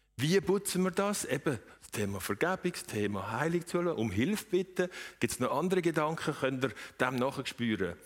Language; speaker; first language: German; native; German